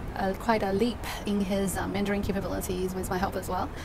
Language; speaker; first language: English; non-native, fluent; Chinese